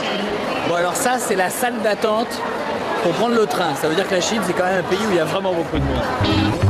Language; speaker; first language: French; native; French